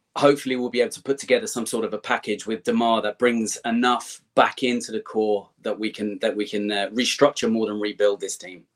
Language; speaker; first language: English; native; English